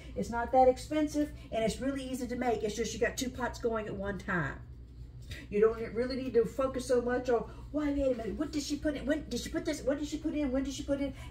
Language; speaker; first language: English; native; English